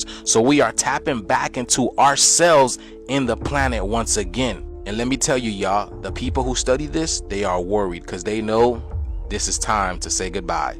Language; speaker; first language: English; native; English